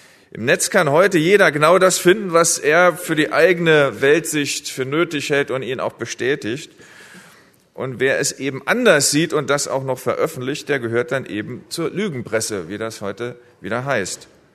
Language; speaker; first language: German; native; German